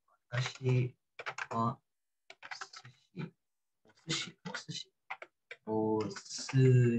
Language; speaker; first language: Japanese; non-native, learner; English